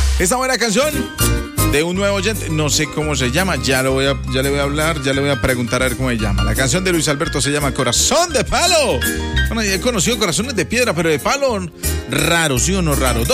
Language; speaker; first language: Spanish; native; Spanish